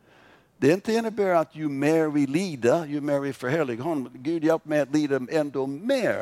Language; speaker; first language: Swedish; non-native, fluent; English